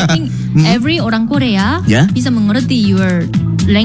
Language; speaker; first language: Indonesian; non-native, learner; Korean